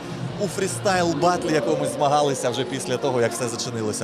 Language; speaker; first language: Ukrainian; native; Ukrainian